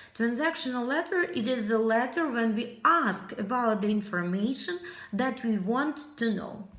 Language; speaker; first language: English; non-native, fluent; Ukrainian